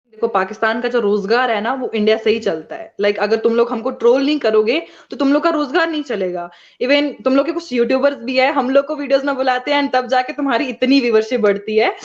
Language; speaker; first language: Hindi; non-native, local second language; Kashmiri